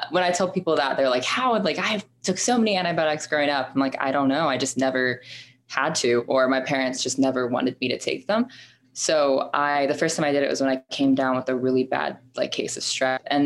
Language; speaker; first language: English; native; English